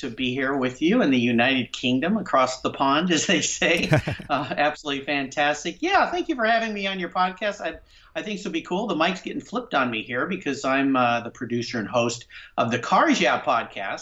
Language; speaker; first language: English; native; English